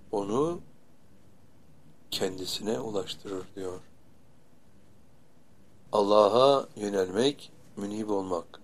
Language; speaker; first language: Turkish; native; Turkish